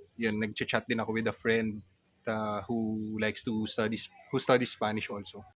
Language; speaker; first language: Filipino; native; Filipino